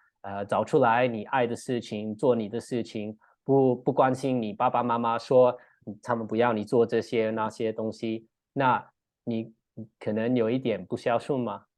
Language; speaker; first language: Chinese; early bilingual, heritage; English